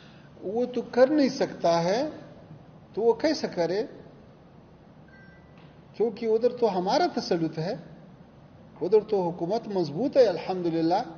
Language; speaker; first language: Hindi; non-native, learner; Pashto